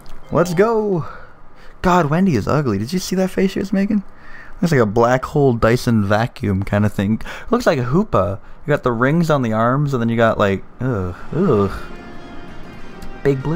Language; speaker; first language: English; native; English